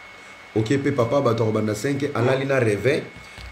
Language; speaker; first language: French; non-native, local second language; Lingala